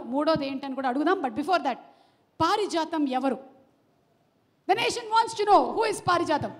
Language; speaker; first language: Telugu; native; Telugu